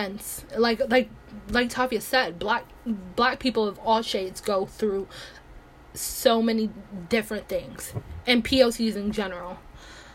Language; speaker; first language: English; early bilingual, other home language; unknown